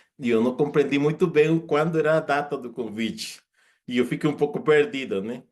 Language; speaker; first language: Portuguese; non-native, fluent; Spanish